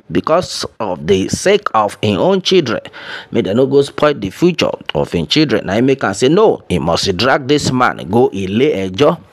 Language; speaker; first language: Nigerian Pidgin; non-native, local second language; Yoruba